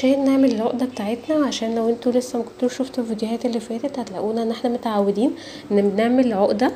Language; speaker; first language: Arabic; native; Arabic